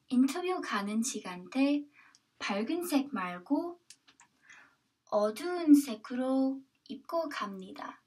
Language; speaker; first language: Korean; non-native, learner; English